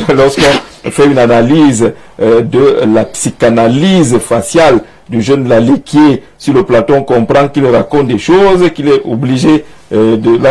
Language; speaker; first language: French; native; French